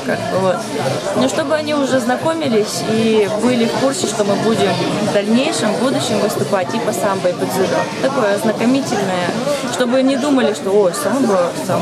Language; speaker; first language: Russian; native; Russian